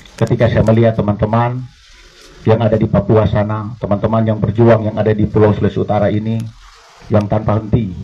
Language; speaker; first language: Indonesian; native; Indonesian